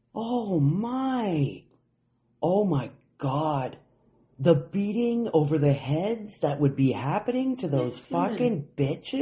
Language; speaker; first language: English; native; English